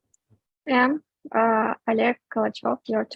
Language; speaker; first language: English; non-native, fluent; Russian